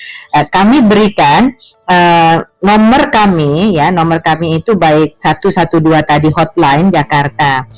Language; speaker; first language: Indonesian; native; Indonesian